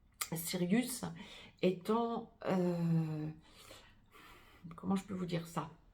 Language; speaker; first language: French; native; French